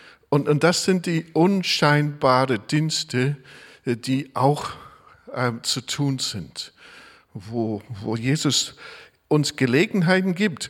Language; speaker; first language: German; non-native, fluent; English